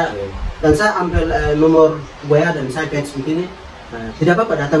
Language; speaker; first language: Indonesian; non-native, local second language; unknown